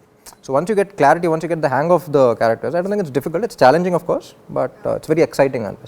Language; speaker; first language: Telugu; native; Telugu